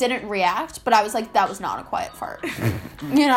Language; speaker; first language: English; native; English